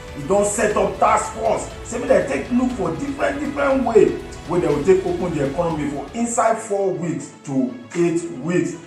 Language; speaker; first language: Nigerian Pidgin; non-native, local second language; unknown